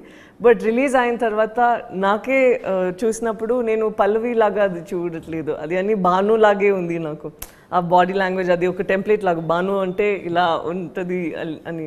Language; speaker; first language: Telugu; non-native, fluent; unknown